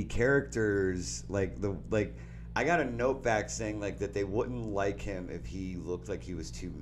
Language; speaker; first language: English; native; English